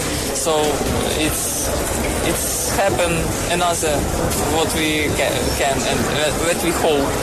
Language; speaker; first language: English; non-native, learner; Ukrainian